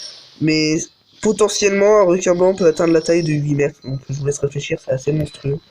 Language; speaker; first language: French; native; French